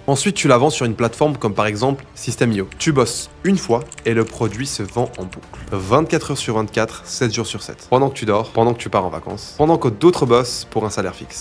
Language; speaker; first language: French; native; French